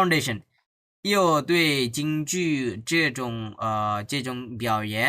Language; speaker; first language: Chinese; non-native, fluent; Bangla